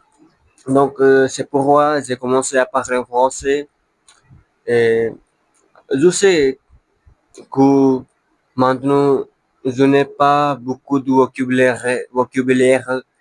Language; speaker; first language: French; non-native, learner; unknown